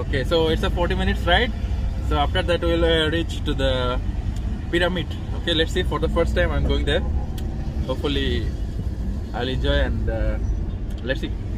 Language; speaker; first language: English; non-native, fluent; Bangla